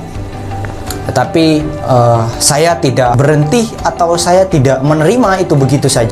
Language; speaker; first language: Indonesian; non-native, local second language; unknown